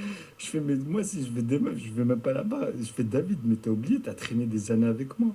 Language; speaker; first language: French; native; French